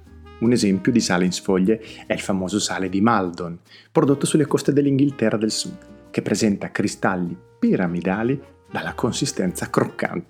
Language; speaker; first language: Italian; native; Italian